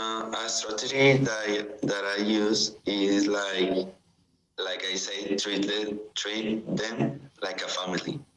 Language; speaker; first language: English; non-native, learner; Spanish